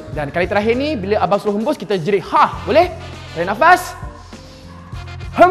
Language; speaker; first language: Malay; native; Malay